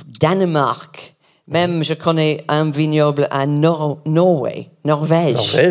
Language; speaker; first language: French; non-native, learner; English